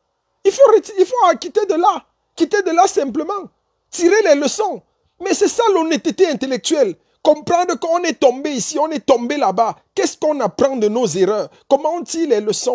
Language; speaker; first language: French; native; French